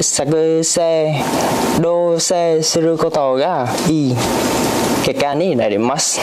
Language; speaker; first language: Japanese; non-native, learner; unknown